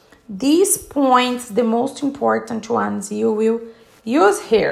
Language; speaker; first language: English; non-native, learner; Portuguese